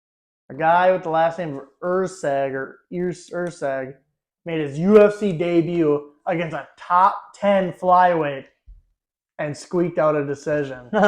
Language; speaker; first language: English; native; English